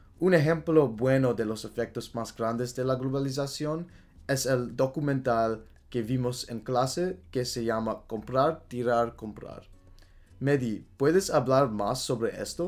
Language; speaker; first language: Spanish; non-native, learner; English